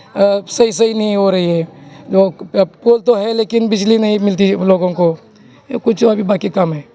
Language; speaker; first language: Hindi; non-native, local second language; Marathi